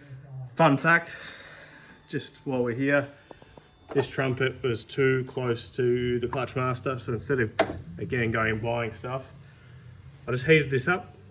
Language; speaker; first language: English; native; English